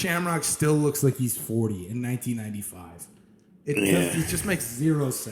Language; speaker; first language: English; native; English